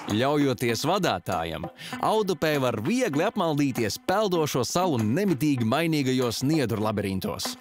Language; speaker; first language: Latvian; native; Latvian